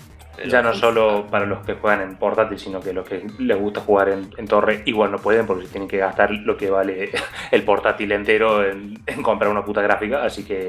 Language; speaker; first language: Spanish; native; Spanish